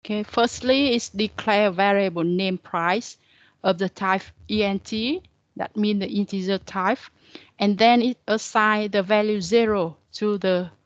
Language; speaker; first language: English; non-native, learner; Vietnamese